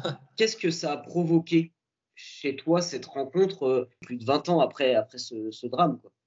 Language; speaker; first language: French; native; French